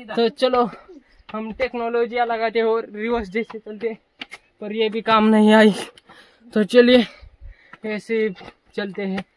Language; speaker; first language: Hindi; non-native, local second language; Marathi